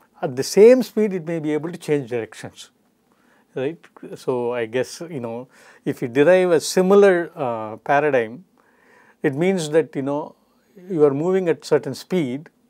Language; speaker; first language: English; non-native, local second language; Tamil